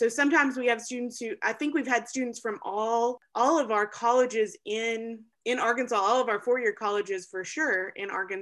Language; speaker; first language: English; native; English